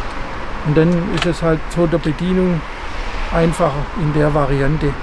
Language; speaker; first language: German; native; German